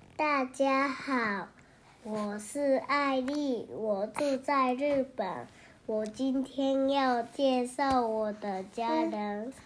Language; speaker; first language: Chinese; early bilingual, heritage; Japanese